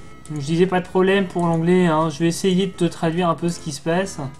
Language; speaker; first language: French; native; French